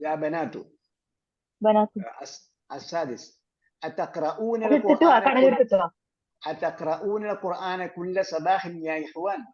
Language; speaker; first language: Arabic; non-native, fluent; Malayalam